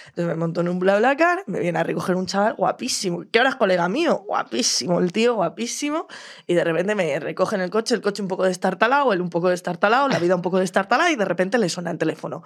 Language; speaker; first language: Spanish; native; Spanish